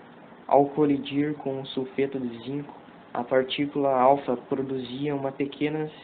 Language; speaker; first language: Portuguese; native; Portuguese